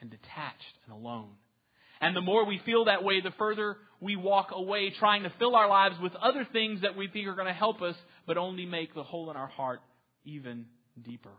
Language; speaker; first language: English; native; English